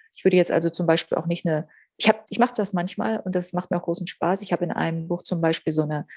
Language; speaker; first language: German; native; German